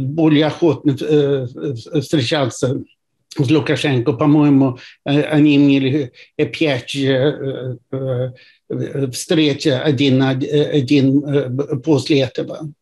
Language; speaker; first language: Russian; non-native, fluent; Swedish